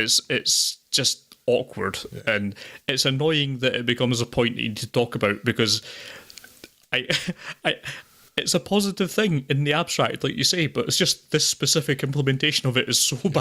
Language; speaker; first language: English; native; English